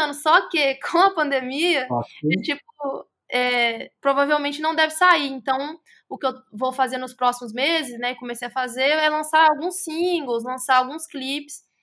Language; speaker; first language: Portuguese; native; Portuguese